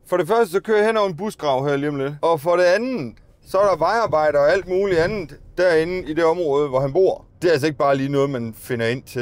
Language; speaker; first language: Danish; native; Danish